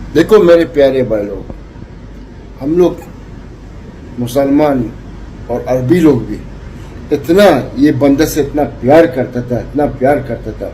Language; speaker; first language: Hindi; non-native, learner; Arabic